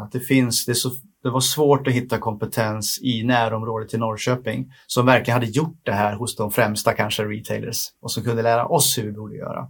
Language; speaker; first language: Swedish; native; Swedish